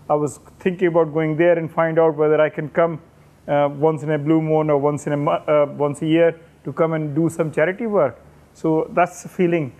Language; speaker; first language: English; non-native, local second language; Urdu